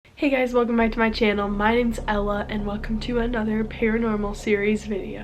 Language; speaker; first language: English; native; English